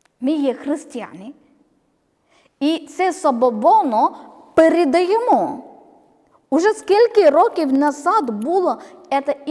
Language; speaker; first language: Ukrainian; non-native, learner; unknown